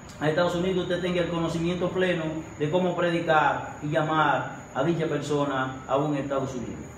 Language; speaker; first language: Spanish; native; Spanish